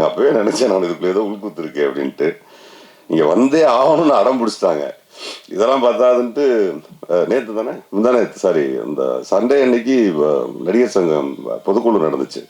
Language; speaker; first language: Tamil; native; Tamil